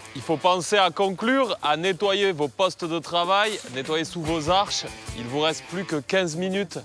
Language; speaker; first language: French; native; French